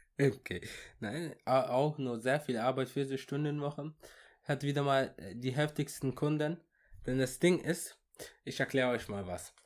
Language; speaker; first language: German; early bilingual, other home language; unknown